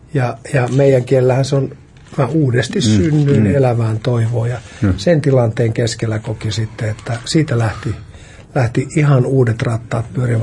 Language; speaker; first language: Finnish; native; Finnish